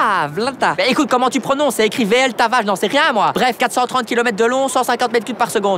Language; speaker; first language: French; native; French